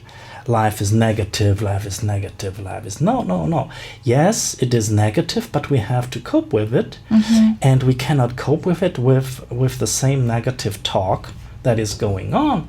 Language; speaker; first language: English; non-native, fluent; German